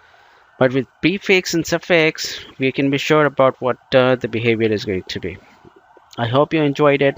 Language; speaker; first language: English; non-native, local second language; Bangla